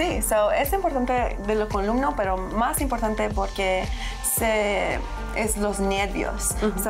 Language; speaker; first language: Spanish; early bilingual, heritage; English